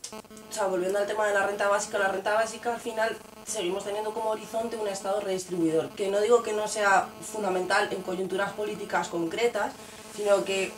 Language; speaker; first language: Spanish; native; Spanish